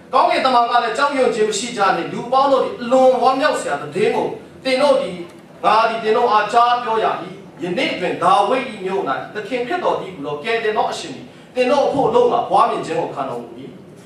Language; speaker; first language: Burmese; non-native, local second language; Kachin